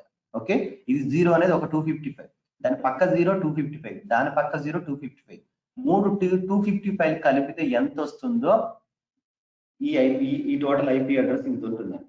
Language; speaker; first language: Telugu; native; Telugu